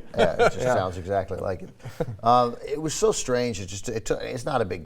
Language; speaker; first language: English; native; English